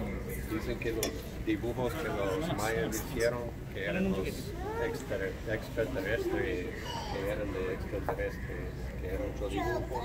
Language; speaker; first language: Spanish; non-native, learner; English